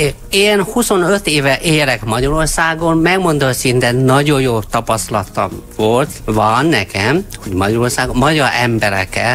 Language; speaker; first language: Hungarian; non-native, learner; Chinese